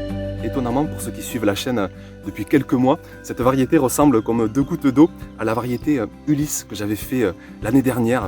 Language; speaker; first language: French; native; French